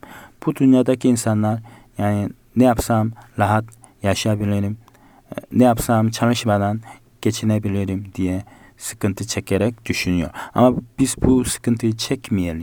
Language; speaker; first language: Turkish; non-native, fluent; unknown